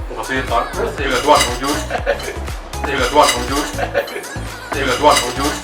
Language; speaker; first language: Arabic; non-native, learner; Indonesian